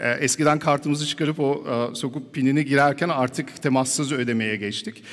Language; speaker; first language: Turkish; early bilingual, heritage; Turkish